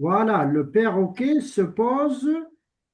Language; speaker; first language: French; non-native, local second language; Arabic